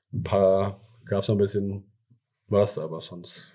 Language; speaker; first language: German; early bilingual, other home language; Thai